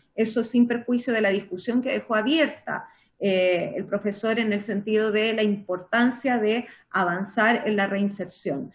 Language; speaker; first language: Spanish; native; Spanish